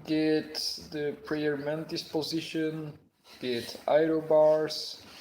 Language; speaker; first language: English; non-native, fluent; Dutch